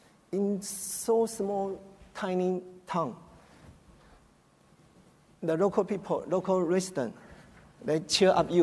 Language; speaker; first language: English; non-native, learner; Chinese